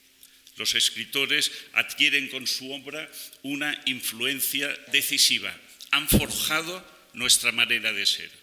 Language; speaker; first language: Spanish; native; Spanish